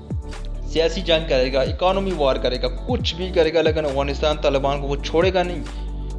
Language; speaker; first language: Hindi; non-native, local second language; Punjabi